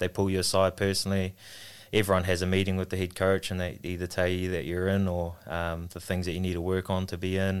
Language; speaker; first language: English; native; English